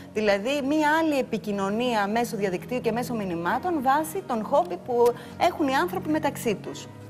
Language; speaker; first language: Greek; native; Greek